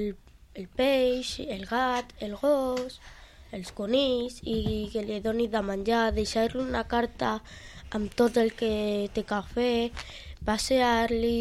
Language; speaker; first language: Catalan; non-native, local second language; Spanish